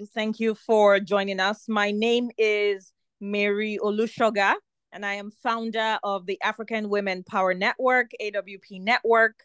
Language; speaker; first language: English; non-native, local second language; Yoruba